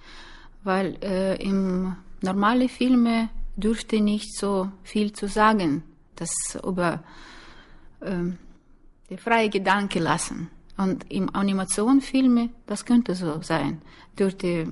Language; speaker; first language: German; non-native, learner; Russian